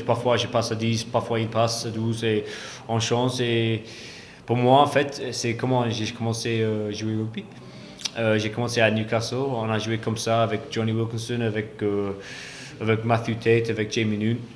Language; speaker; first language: French; non-native, fluent; English